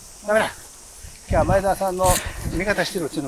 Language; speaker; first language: Japanese; native; Japanese